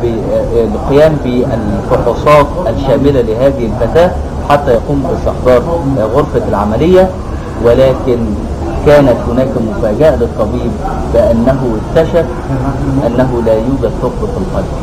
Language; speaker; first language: Arabic; native; Arabic